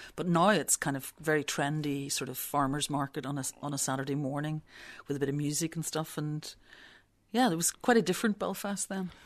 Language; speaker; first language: English; native; English